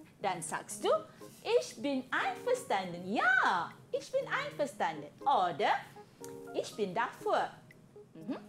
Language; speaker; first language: German; non-native, fluent; Malay